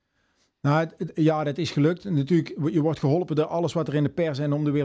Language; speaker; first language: Dutch; native; Dutch